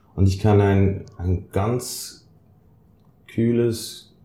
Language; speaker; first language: German; native; German